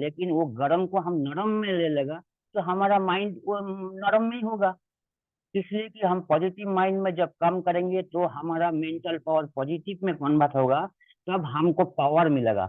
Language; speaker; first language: Hindi; non-native, local second language; Bangla